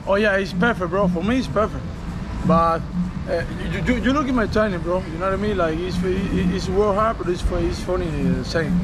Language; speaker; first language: English; non-native, learner; Spanish